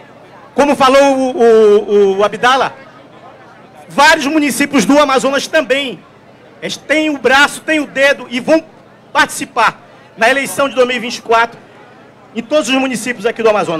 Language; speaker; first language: Portuguese; native; Portuguese